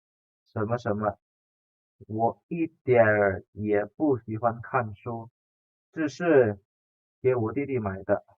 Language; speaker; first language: Chinese; non-native, fluent; Indonesian